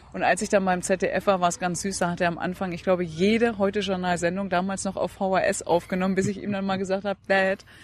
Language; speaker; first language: German; native; German